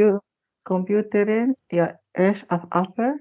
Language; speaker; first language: Albanian; non-native, learner; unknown